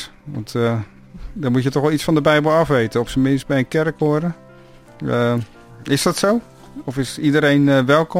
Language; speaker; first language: Dutch; native; Dutch